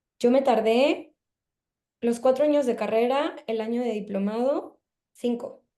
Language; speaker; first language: Spanish; native; Spanish